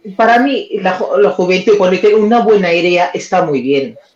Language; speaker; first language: Spanish; non-native, fluent; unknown